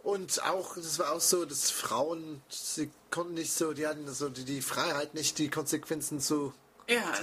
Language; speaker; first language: German; non-native, fluent; English